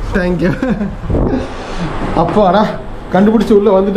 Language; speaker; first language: English; non-native, local second language; Tamil